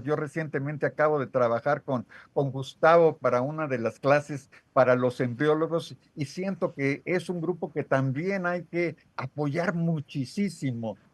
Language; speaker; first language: Spanish; native; Spanish